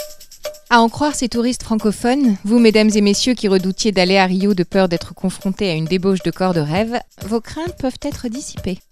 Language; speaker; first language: French; native; French